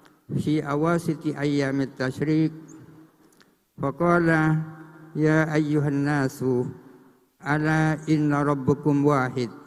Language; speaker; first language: Arabic; non-native, fluent; Indonesian